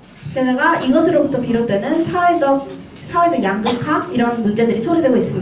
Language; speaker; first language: Korean; native; Korean